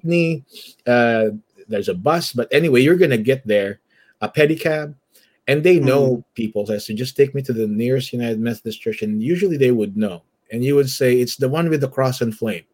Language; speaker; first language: English; non-native, local second language; Filipino